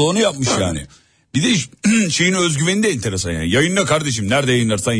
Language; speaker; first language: Turkish; native; Turkish